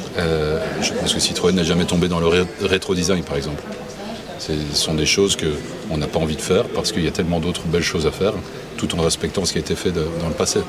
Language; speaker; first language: French; native; French